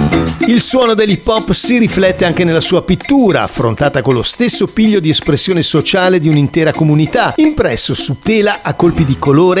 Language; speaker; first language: Italian; native; Italian